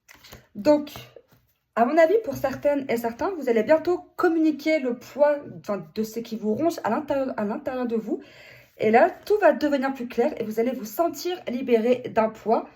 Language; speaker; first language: French; native; French